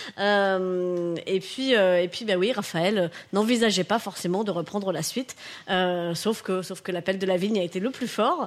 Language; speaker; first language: French; native; French